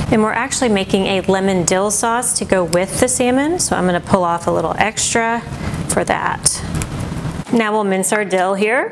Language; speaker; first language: English; native; English